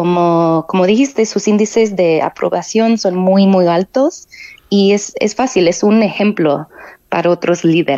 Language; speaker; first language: Spanish; non-native, fluent; English